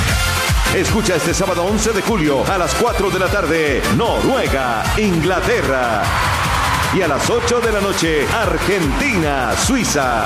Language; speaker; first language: Spanish; native; Spanish